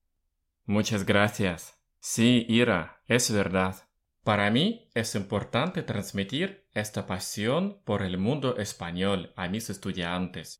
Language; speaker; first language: Spanish; non-native, fluent; Russian